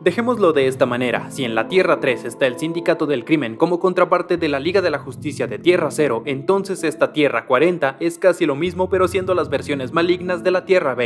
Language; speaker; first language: Spanish; native; Spanish